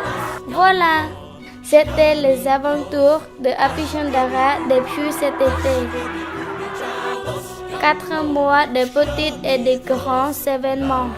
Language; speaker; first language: French; non-native, learner; Khmer